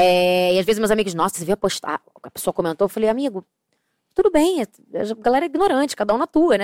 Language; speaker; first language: Portuguese; native; Portuguese